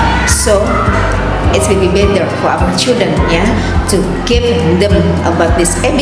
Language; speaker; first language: English; non-native, learner; Indonesian